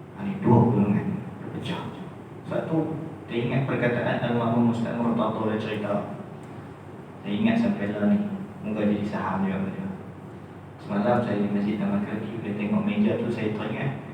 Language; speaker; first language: Malay; native; Malay